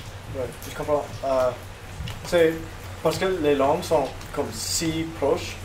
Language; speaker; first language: French; non-native, local second language; English